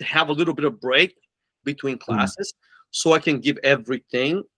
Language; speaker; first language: English; non-native, fluent; Portuguese